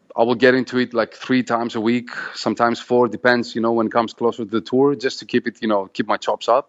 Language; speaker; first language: English; non-native, fluent; Greek